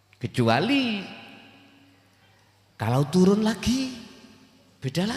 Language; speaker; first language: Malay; non-native, local second language; Javanese